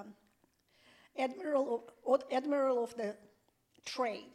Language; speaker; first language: English; non-native, fluent; Russian